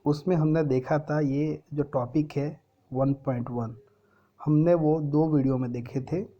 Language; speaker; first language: Hindi; non-native, local second language; Gujarati